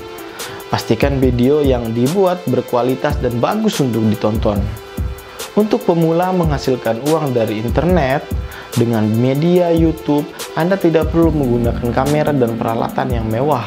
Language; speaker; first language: Indonesian; native; Indonesian